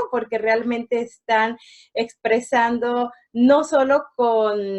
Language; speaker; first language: Spanish; native; Spanish